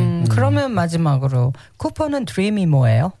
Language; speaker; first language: Korean; native; Korean